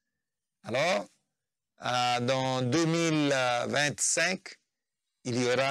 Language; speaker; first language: French; non-native, fluent; Nepali